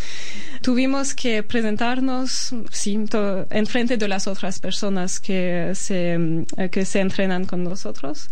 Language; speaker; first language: Spanish; non-native, fluent; Albanian